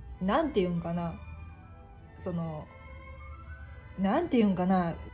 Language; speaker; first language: Japanese; native; Japanese